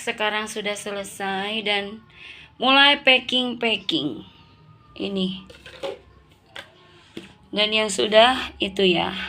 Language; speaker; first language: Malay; non-native, local second language; Sundanese